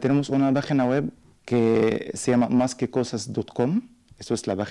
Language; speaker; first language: Spanish; non-native, learner; Arabic